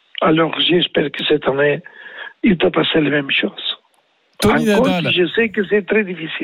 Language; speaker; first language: French; non-native, learner; Spanish